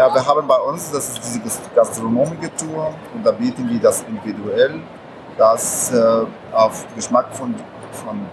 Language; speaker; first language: German; non-native, learner; Arabic